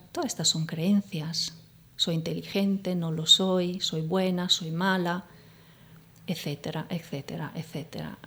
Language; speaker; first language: Spanish; non-native, fluent; Italian